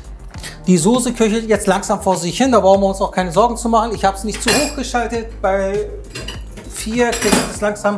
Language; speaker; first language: German; native; German